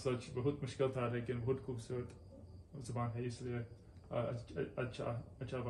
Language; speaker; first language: Hindi; non-native, learner; English